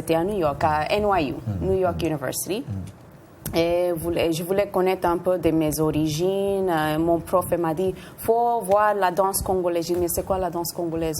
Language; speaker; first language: French; non-native, fluent; Spanish